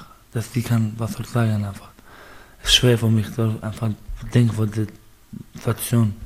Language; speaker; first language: German; non-native, learner; Persian